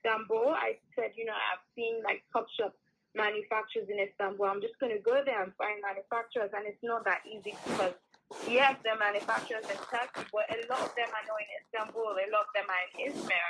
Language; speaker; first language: English; non-native, local second language; Yoruba